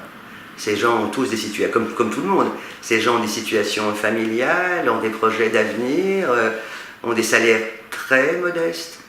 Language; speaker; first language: French; native; French